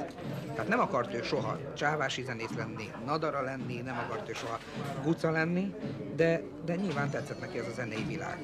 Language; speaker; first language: Hungarian; native; Hungarian